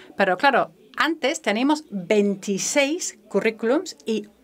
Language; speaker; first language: Spanish; non-native, fluent; French